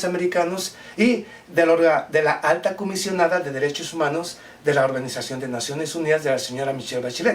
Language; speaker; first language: Spanish; native; Spanish